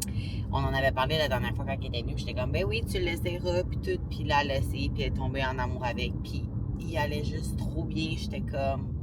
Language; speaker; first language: French; native; French